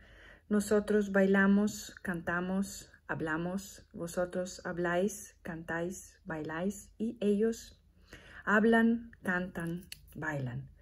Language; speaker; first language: Spanish; non-native, fluent; Bulgarian